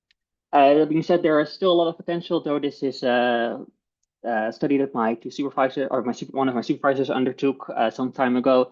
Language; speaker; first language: English; non-native, fluent; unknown